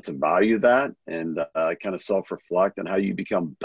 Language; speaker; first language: English; native; English